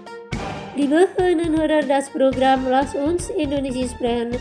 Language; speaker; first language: German; non-native, fluent; Indonesian